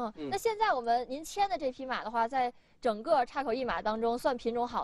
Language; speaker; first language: Chinese; native; Chinese